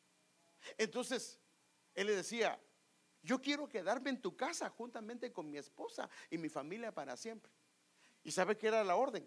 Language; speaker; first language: Spanish; native; Spanish